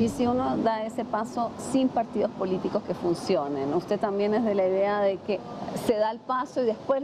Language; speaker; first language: Spanish; native; Spanish